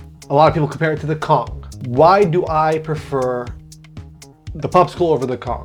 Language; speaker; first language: English; native; English